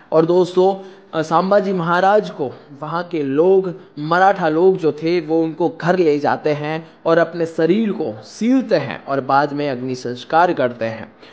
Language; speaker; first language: Hindi; non-native, local second language; Gujarati